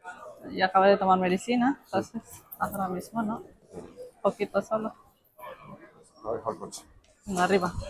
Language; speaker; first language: Spanish; non-native, learner; Indonesian